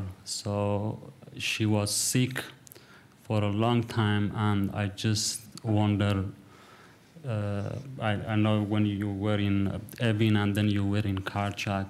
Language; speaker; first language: English; non-native, fluent; Kurdish